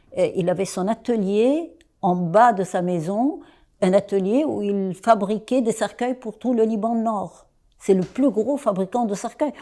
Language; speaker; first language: French; non-native, local second language; Arabic